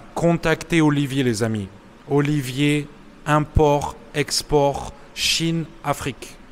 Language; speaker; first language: French; native; French